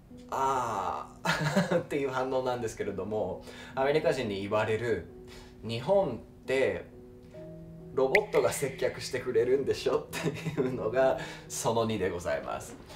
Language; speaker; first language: Japanese; non-native, fluent; English